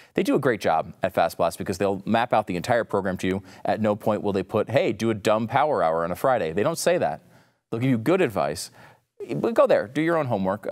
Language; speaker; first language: English; native; English